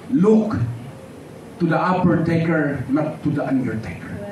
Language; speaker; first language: English; non-native, local second language; Filipino